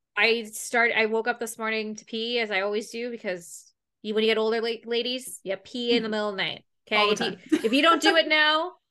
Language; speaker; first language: English; native; English